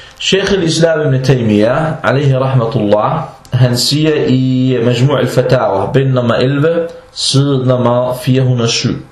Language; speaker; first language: Danish; non-native, fluent; Arabic